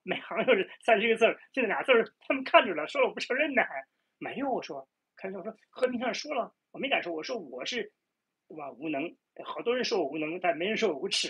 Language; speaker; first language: Chinese; native; Chinese